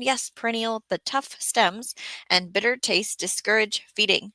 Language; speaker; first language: English; native; English